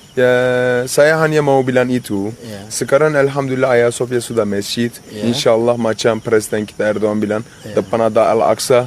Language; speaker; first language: Indonesian; non-native, learner; Turkish